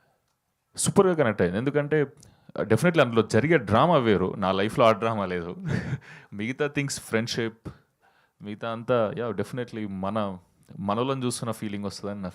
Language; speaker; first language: Telugu; native; Telugu